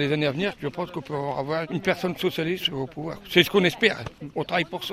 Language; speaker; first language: French; native; French